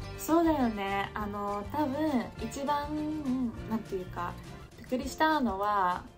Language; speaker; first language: Japanese; non-native, fluent; English